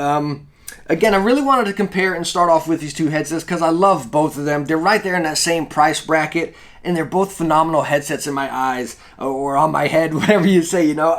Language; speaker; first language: English; native; English